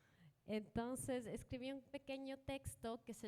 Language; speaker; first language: Spanish; native; Spanish